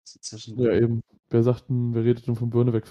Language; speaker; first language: German; native; German